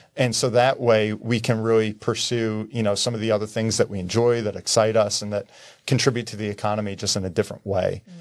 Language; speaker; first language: English; native; English